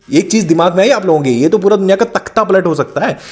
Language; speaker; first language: Hindi; native; Hindi